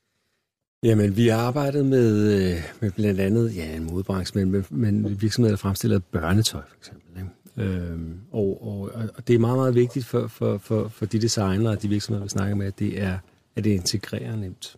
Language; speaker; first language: Danish; native; Danish